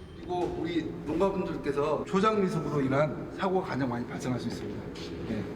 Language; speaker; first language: Korean; native; Korean